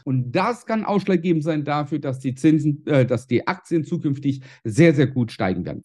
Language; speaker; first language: German; native; German